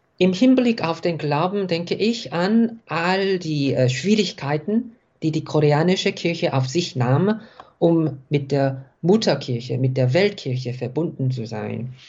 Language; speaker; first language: German; non-native, fluent; Korean